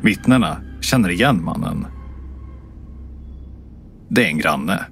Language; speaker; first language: Swedish; native; Swedish